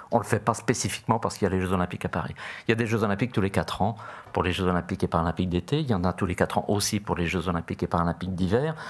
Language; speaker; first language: French; native; French